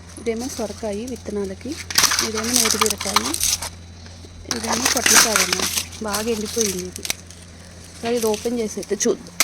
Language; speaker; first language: Telugu; native; Telugu